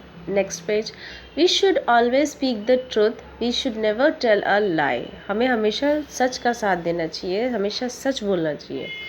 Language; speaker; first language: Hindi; native; Hindi